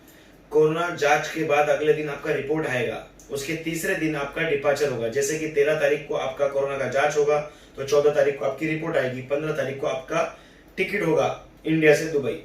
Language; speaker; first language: Hindi; native; Hindi